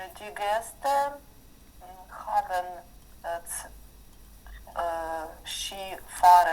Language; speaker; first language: German; non-native, learner; Ukrainian